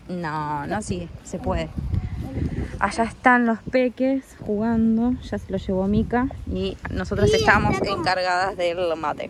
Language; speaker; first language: Spanish; native; Spanish